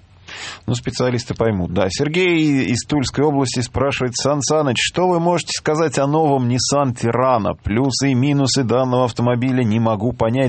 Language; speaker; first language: Russian; native; Russian